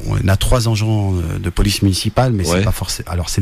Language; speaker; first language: French; native; French